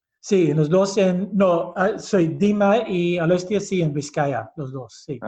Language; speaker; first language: Spanish; early bilingual, heritage; Basque